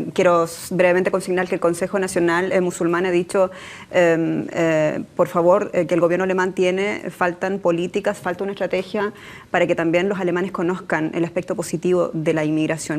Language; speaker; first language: Spanish; native; Spanish